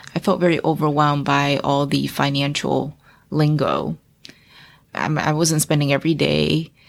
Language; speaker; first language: English; early bilingual, other home language; Chinese